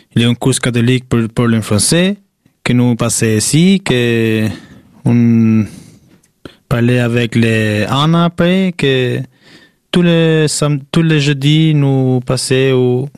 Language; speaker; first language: French; non-native, learner; Albanian